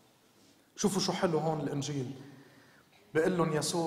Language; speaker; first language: Arabic; native; Arabic